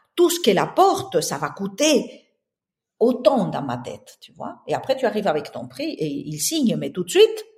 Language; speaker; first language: French; non-native, fluent; Spanish